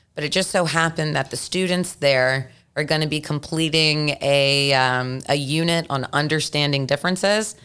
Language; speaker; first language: English; native; English